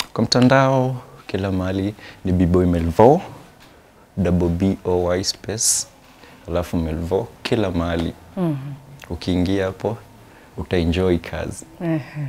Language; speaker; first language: Swahili; native; Swahili